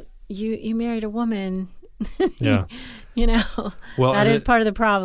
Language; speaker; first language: English; native; English